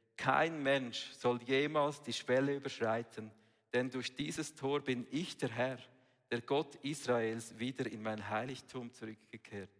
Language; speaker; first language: German; native; German